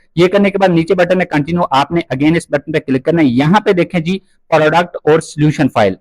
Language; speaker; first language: Urdu; non-native, local second language; Punjabi